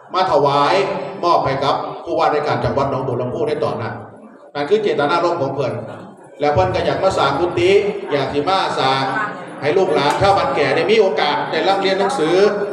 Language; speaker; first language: Thai; non-native, local second language; Northeastern Thai